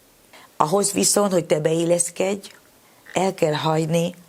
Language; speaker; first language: Hungarian; non-native, fluent; Spanish